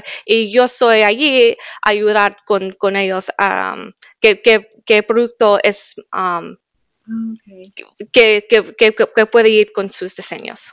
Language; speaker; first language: Spanish; early bilingual, heritage; Spanish